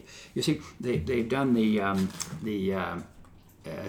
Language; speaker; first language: English; native; English